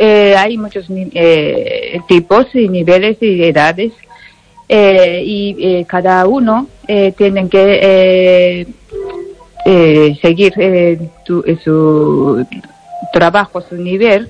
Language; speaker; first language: Spanish; non-native, learner; Japanese